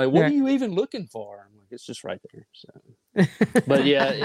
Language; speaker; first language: English; native; English